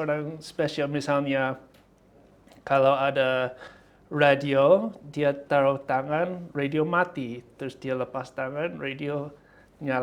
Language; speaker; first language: Indonesian; non-native, fluent; English